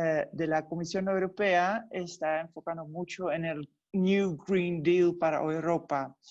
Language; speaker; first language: Spanish; non-native, fluent; Dutch